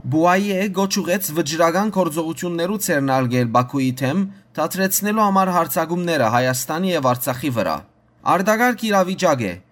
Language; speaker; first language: Armenian; native; Armenian